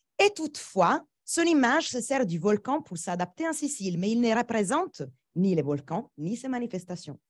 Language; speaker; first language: French; non-native, fluent; Italian